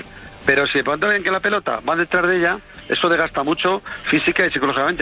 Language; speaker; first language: Spanish; native; Spanish